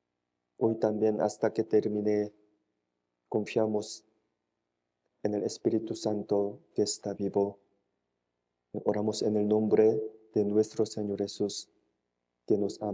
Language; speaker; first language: Spanish; non-native, fluent; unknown